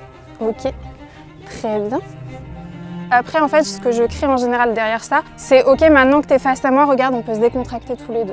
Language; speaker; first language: French; native; French